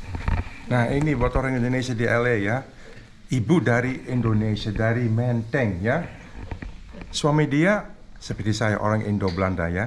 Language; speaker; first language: Indonesian; early bilingual, heritage; Indonesian